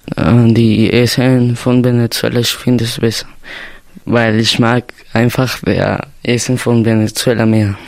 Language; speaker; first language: German; non-native, learner; Spanish